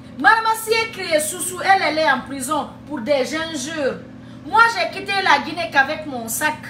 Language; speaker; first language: French; non-native, local second language; Fula